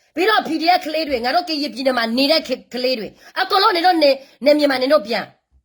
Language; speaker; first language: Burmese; non-native, local second language; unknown